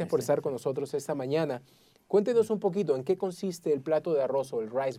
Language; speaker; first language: Spanish; native; Spanish